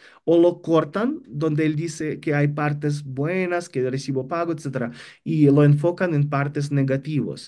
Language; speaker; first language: Spanish; non-native, fluent; Ukrainian